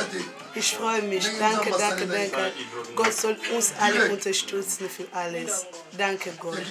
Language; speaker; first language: German; non-native, learner; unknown